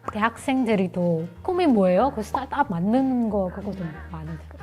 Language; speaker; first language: Korean; non-native, fluent; Indonesian